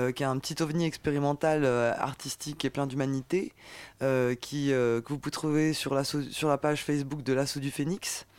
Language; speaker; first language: French; native; French